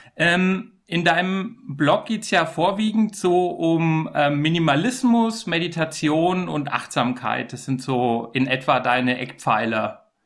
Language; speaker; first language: German; native; German